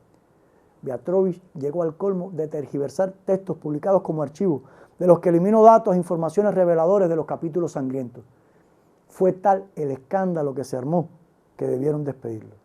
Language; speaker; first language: Spanish; native; Spanish